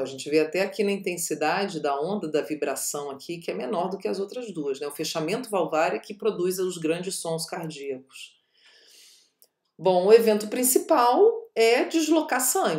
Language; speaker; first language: Portuguese; native; Portuguese